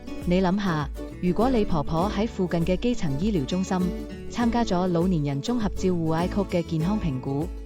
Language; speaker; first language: Cantonese; native; Cantonese